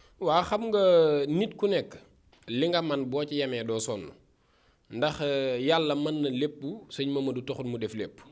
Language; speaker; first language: Wolof; native; Wolof